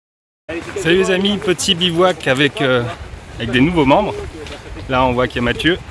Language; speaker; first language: French; native; French